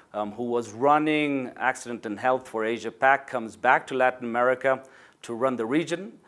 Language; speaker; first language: English; non-native, fluent; Spanish